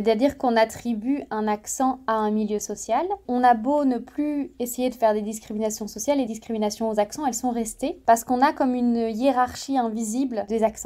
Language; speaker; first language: French; native; French